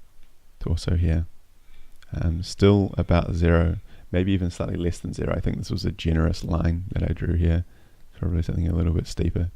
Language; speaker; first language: English; native; English